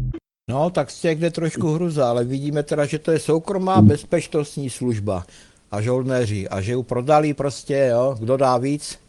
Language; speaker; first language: Czech; native; Czech